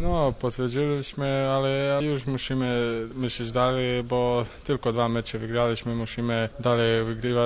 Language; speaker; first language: Polish; non-native, fluent; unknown